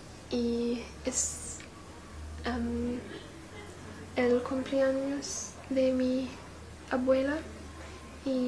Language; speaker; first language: Spanish; non-native, learner; English